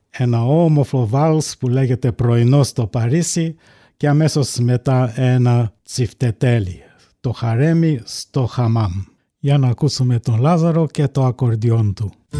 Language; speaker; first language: Greek; native; Greek